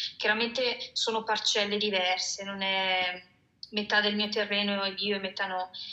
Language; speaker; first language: Italian; native; Italian